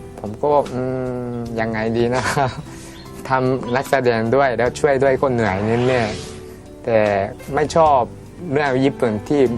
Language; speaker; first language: Thai; early bilingual, heritage; Japanese